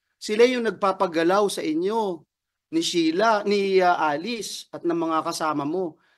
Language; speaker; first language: Filipino; native; Filipino